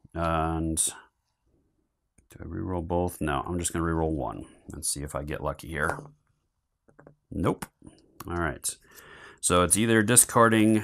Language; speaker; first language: English; native; English